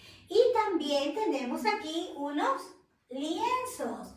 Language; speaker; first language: Spanish; native; Spanish